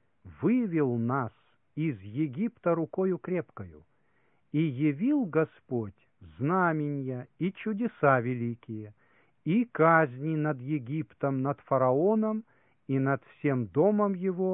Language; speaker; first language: Russian; native; Russian